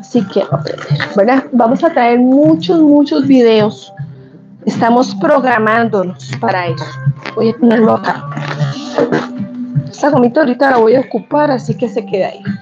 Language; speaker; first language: Spanish; native; Spanish